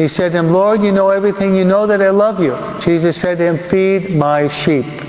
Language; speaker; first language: English; native; English